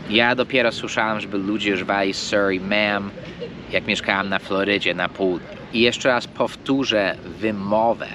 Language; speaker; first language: Polish; non-native, fluent; English